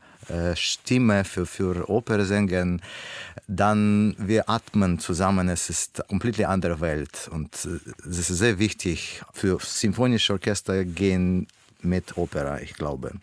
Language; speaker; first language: German; non-native, learner; Russian